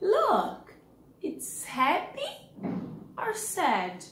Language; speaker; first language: English; non-native, learner; Portuguese